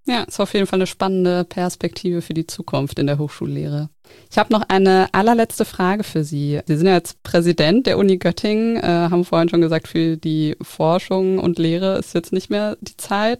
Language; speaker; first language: German; native; German